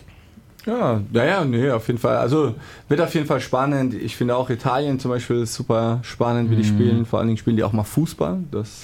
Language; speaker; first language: German; native; German